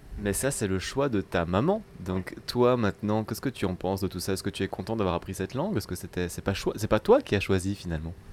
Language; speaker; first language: French; native; French